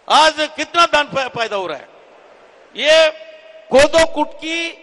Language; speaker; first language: Hindi; native; Hindi